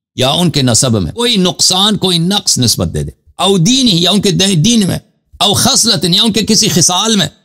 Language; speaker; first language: Urdu; non-native, fluent; Persian